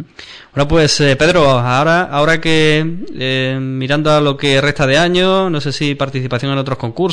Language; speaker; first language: Spanish; native; Spanish